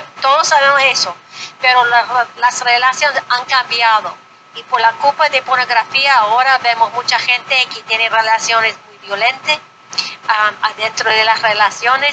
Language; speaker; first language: Spanish; non-native, fluent; English